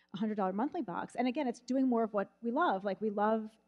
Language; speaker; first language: English; native; English